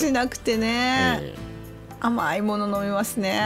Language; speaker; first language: Japanese; native; Japanese